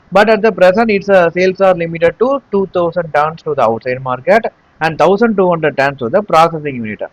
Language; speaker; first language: English; non-native, local second language; Tamil